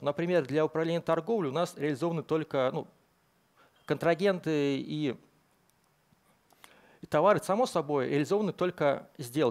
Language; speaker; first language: Russian; native; Russian